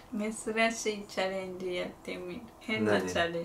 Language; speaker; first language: Japanese; non-native, fluent; Spanish